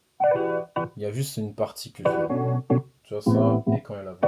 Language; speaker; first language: French; native; French